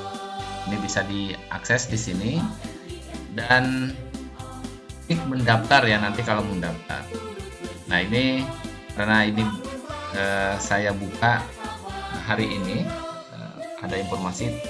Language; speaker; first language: Indonesian; native; Indonesian